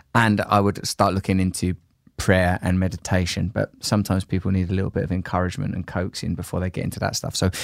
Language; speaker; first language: English; native; English